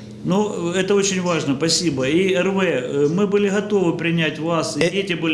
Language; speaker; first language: Russian; native; Russian